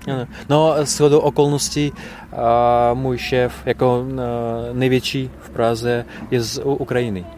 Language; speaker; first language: Czech; non-native, fluent; Russian